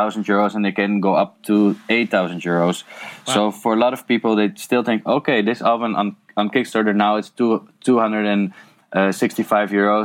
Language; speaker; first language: English; non-native, fluent; Dutch